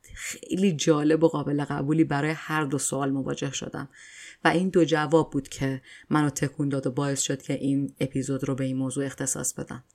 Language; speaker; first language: Persian; native; Persian